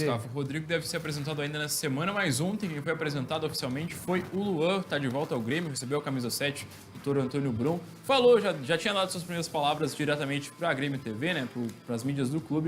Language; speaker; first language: Portuguese; native; Portuguese